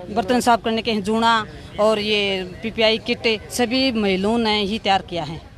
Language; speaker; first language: Hindi; native; Hindi